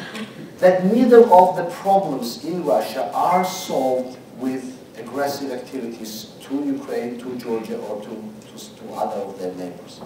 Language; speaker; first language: English; non-native, fluent; Georgian